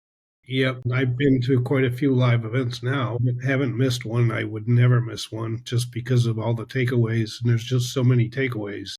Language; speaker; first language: English; native; English